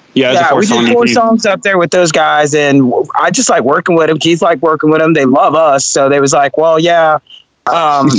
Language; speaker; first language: English; native; English